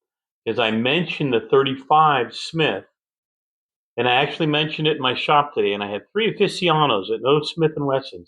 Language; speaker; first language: English; native; English